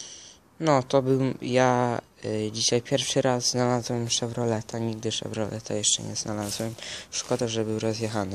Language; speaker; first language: Polish; early bilingual, heritage; Polish